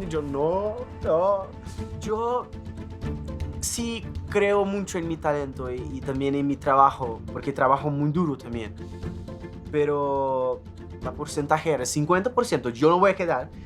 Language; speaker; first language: Spanish; non-native, fluent; Portuguese